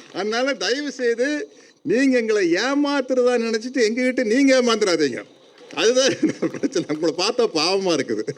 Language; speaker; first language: Tamil; native; Tamil